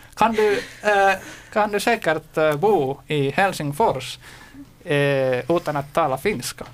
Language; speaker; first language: Swedish; non-native, local second language; Finnish